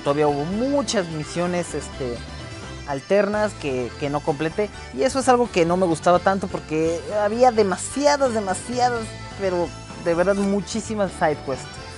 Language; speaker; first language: Spanish; native; Spanish